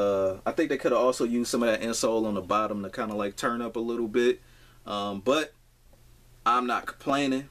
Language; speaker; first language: English; native; English